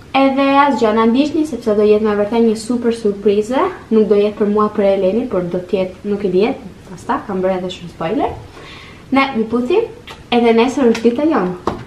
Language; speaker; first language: Albanian; early bilingual, heritage; Albanian